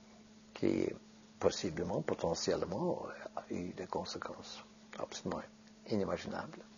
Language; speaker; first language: French; non-native, fluent; Norwegian